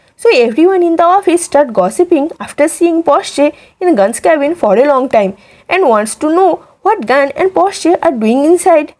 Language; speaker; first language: English; non-native, local second language; Hindi